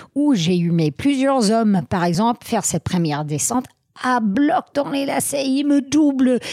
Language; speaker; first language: French; non-native, fluent; English